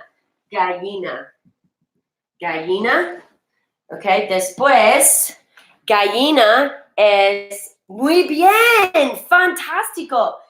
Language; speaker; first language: Spanish; non-native, fluent; English